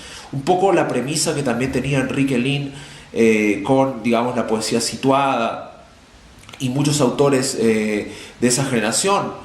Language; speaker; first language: Spanish; native; Spanish